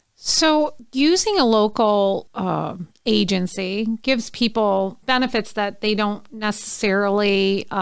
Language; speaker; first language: English; native; English